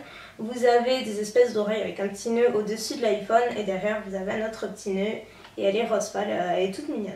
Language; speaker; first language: French; native; French